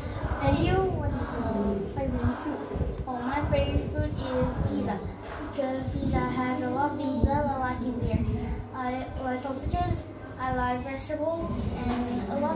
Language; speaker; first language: English; non-native, learner; Vietnamese